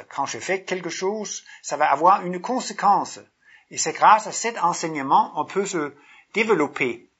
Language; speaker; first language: French; non-native, fluent; Danish